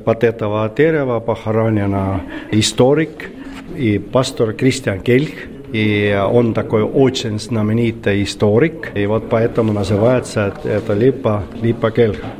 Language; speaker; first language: Russian; non-native, learner; Estonian